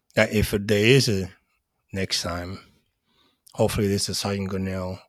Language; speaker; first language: English; early bilingual, other home language; Spanish